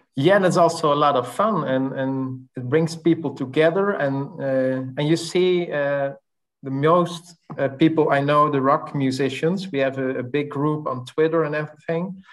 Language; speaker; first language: English; non-native, fluent; Dutch